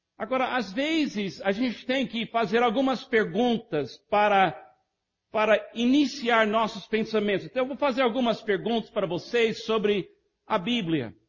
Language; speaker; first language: Portuguese; non-native, fluent; English